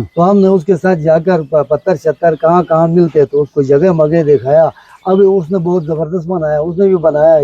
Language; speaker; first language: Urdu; non-native, local second language; Shina